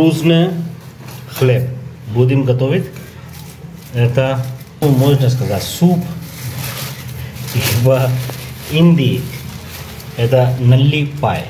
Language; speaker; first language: Russian; non-native, learner; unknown